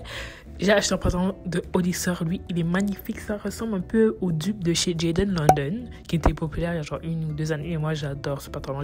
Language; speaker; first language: French; native; French